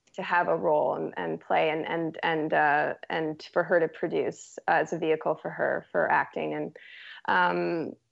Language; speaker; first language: English; native; English